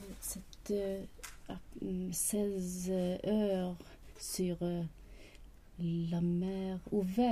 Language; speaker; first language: French; non-native, learner; Swedish